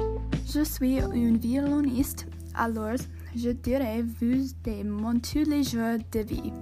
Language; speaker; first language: French; non-native, learner; English